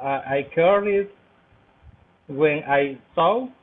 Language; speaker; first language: English; non-native, learner; Spanish